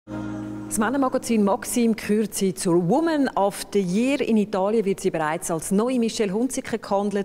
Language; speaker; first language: German; native; German